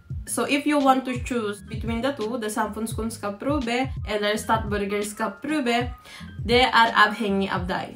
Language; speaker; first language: Norwegian; non-native, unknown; Filipino